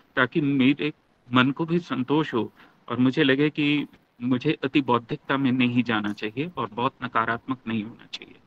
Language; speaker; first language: Hindi; native; Hindi